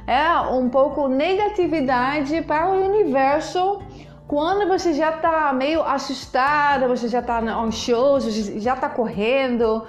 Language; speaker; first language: Portuguese; non-native, fluent; Dutch